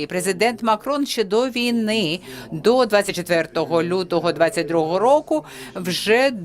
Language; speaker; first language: Ukrainian; non-native, fluent; French